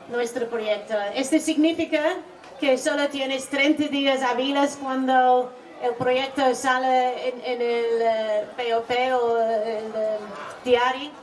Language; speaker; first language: Spanish; non-native, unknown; English